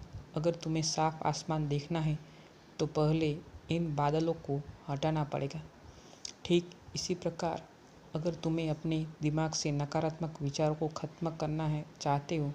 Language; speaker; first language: Hindi; native; Hindi